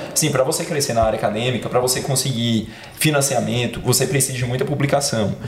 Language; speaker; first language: Portuguese; native; Portuguese